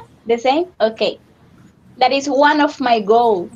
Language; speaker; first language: English; non-native, learner; Spanish